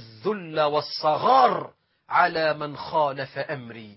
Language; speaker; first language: Arabic; native; Arabic